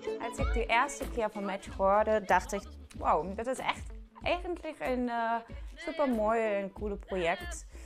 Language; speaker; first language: Dutch; non-native, learner; German